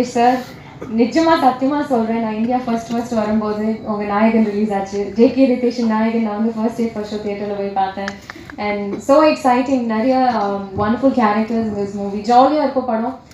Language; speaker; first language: Tamil; non-native, learner; English